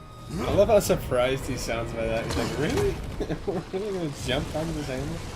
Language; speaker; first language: English; native; English